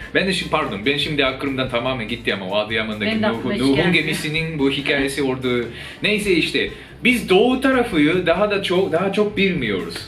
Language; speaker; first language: Turkish; non-native, fluent; Japanese